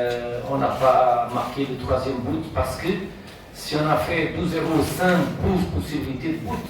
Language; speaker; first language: French; non-native, fluent; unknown